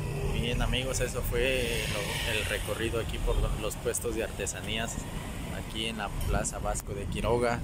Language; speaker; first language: Spanish; native; Spanish